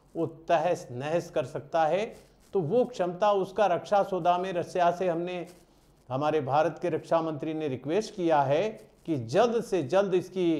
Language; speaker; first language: Hindi; non-native, local second language; Gujarati